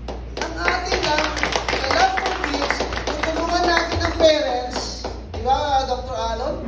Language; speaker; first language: Filipino; non-native, local second language; Hiligaynon